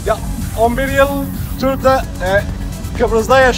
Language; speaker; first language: Turkish; non-native, learner; Arabic